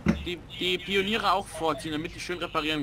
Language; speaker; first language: German; native; German